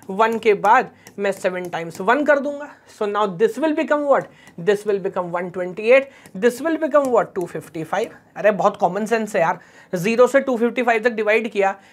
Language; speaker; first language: Hindi; native; Hindi